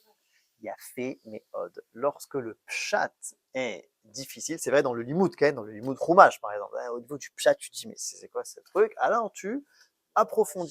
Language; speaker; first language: French; native; French